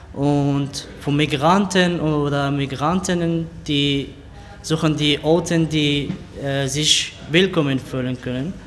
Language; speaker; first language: German; non-native, learner; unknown